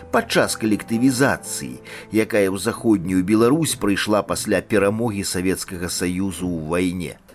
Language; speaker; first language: Belarusian; native; Belarusian